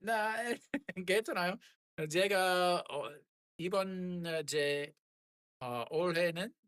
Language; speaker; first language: Korean; non-native, learner; English